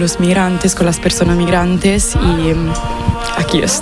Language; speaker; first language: Spanish; non-native, fluent; Italian